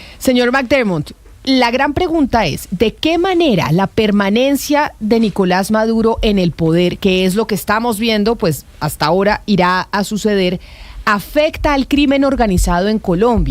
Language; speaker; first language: Spanish; native; Spanish